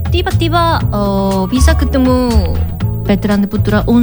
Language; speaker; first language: Indonesian; non-native, learner; Korean